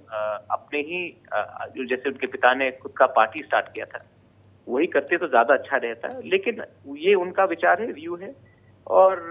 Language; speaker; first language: Hindi; non-native, local second language; Bangla